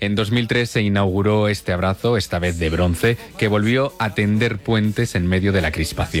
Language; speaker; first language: Spanish; native; Spanish